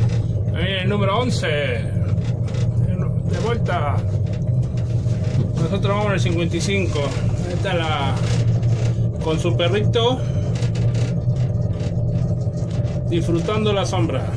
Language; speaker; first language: Spanish; native; Spanish